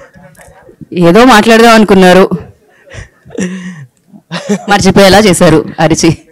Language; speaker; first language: Telugu; native; Telugu